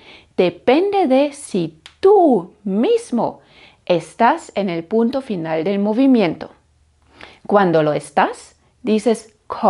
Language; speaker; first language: Spanish; non-native, fluent; German